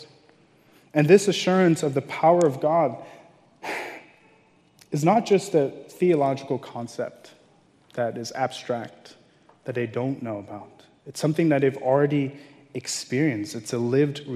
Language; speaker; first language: English; non-native, local second language; Yoruba